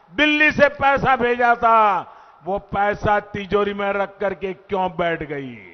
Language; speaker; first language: Hindi; native; Hindi